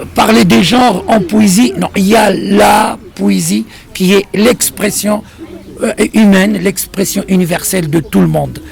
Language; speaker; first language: French; non-native, local second language; Arabic